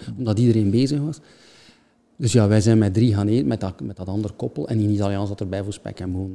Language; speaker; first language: Dutch; native; Dutch